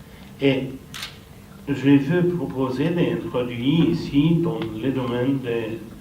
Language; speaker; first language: French; non-native, fluent; Romanian